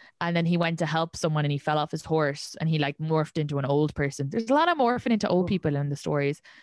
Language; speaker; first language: English; native; English